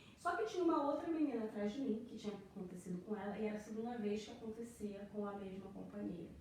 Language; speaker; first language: Portuguese; native; Portuguese